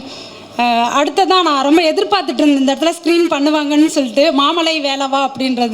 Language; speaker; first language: Tamil; native; Tamil